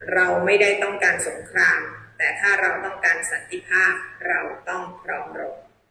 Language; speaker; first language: Thai; native; Thai